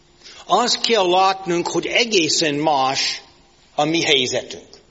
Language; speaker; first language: Hungarian; non-native, fluent; English